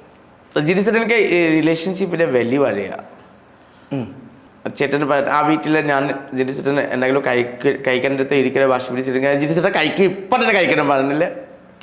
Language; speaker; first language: Malayalam; non-native, local second language; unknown